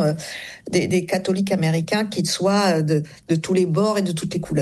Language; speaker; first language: French; native; French